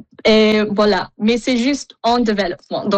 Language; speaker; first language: French; non-native, fluent; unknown